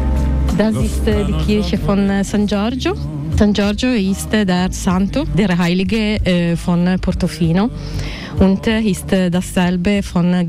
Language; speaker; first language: German; non-native, learner; Italian